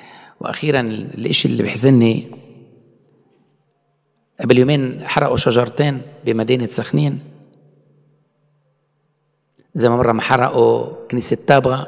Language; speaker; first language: Arabic; native; Arabic